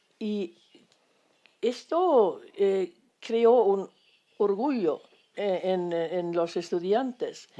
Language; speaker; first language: Spanish; non-native, fluent; Swedish